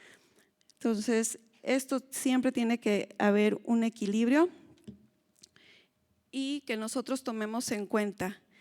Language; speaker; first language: Spanish; native; Spanish